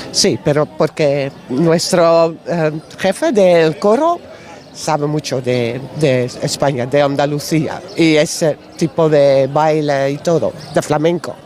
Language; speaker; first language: Spanish; non-native, learner; Dutch